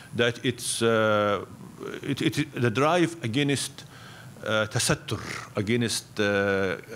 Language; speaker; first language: English; non-native, fluent; Arabic